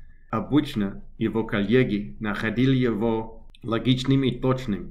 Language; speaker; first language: Russian; non-native, learner; English